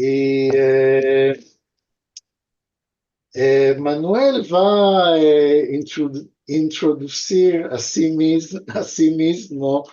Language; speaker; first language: Spanish; early bilingual, heritage; Ladino